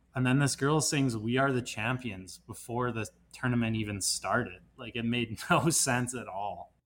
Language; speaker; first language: English; native; English